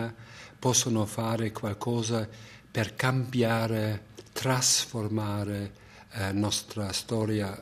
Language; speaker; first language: Italian; non-native, fluent; German